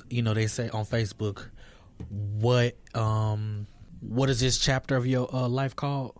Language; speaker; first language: English; native; English